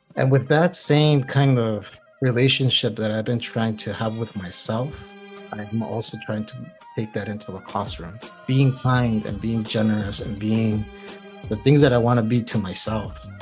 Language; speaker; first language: English; early bilingual, other home language; Spanish